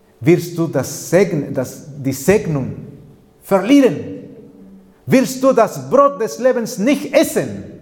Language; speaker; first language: German; non-native, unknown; Spanish